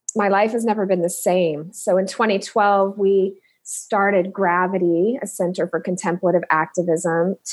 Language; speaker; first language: English; native; English